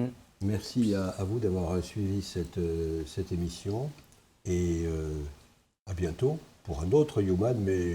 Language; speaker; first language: French; native; French